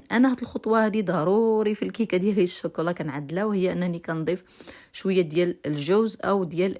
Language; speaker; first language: Arabic; native; Arabic